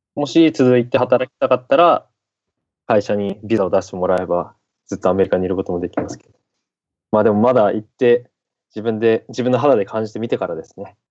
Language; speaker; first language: Japanese; native; Japanese